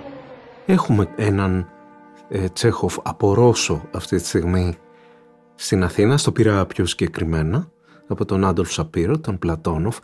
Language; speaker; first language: Greek; native; Greek